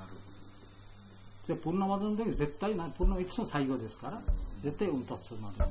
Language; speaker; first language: Japanese; non-native, learner; Bangla